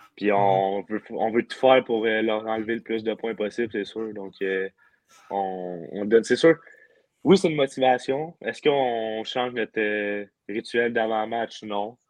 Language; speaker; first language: French; native; French